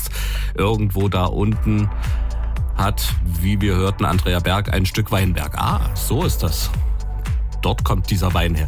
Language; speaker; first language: German; native; German